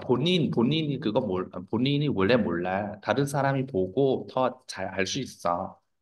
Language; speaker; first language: Korean; non-native, fluent; Vietnamese